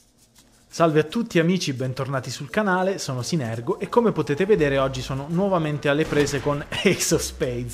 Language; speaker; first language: Italian; native; Italian